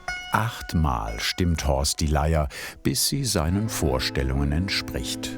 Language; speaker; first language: German; native; German